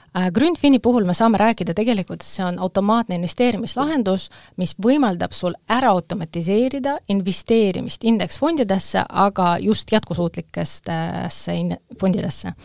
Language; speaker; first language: Estonian; non-native, local second language; Russian